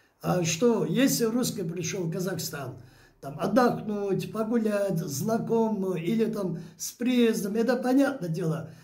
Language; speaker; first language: Russian; non-native, local second language; Azerbaijani